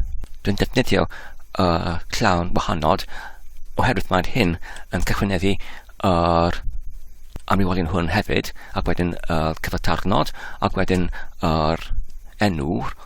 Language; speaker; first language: Welsh; non-native, learner; English